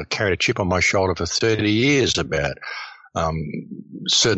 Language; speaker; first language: English; native; English